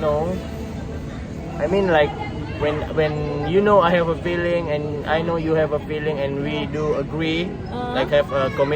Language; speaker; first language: English; non-native, fluent; Indonesian